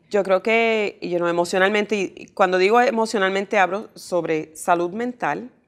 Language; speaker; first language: Spanish; early bilingual, heritage; Spanish